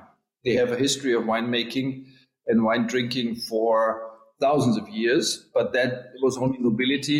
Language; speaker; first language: English; non-native, fluent; German